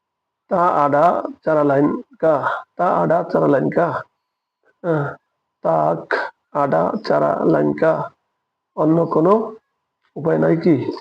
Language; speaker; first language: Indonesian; non-native, fluent; Bangla